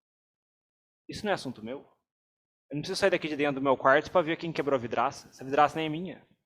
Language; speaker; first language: Portuguese; native; Portuguese